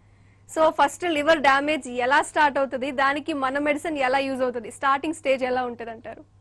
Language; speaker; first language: Telugu; native; Telugu